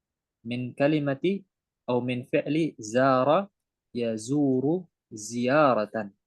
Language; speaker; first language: Arabic; non-native, fluent; Indonesian